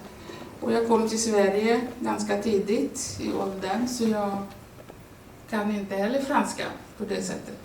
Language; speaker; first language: Swedish; non-native, fluent; Swahili